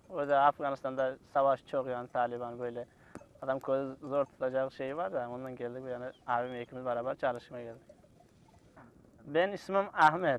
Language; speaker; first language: Turkish; non-native, learner; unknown